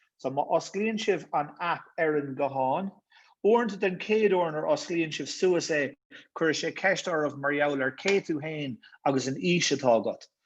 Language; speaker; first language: Irish; native; Irish